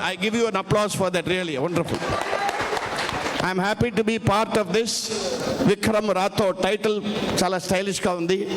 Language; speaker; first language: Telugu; non-native, learner; Punjabi